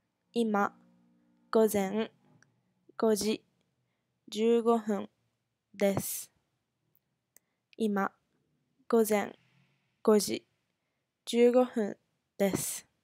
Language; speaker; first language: Japanese; non-native, fluent; English